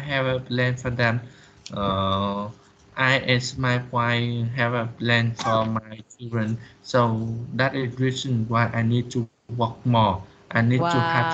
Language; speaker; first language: English; non-native, learner; Vietnamese